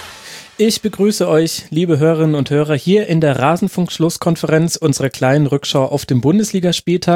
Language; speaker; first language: German; native; German